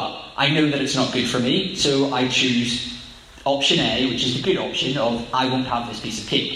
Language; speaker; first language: English; native; English